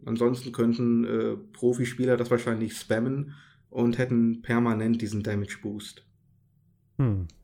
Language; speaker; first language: German; native; German